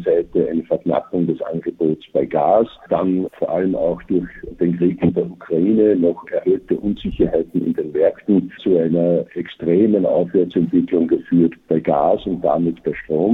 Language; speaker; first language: German; native; German